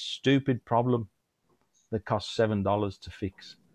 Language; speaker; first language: English; native; English